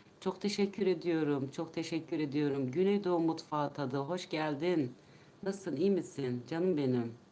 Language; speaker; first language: Turkish; non-native, local second language; Kurdish